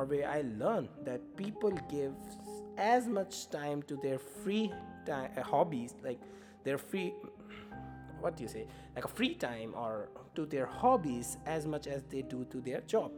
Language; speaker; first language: English; non-native, local second language; Hindi